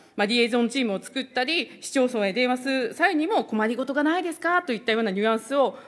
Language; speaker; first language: Japanese; native; Japanese